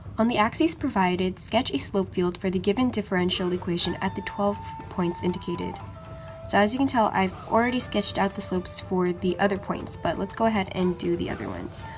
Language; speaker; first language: English; native; English